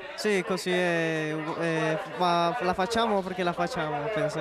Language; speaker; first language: Italian; non-native, learner; Spanish